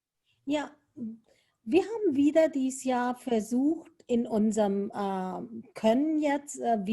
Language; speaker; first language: German; non-native, fluent; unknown